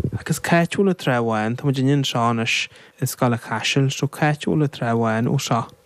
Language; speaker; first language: Irish; native; Irish